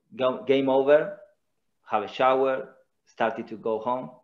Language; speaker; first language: English; non-native, fluent; Spanish